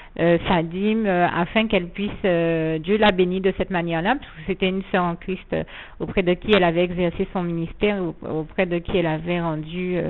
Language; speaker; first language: French; native; French